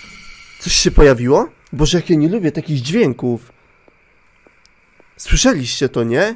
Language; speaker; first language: Polish; native; Polish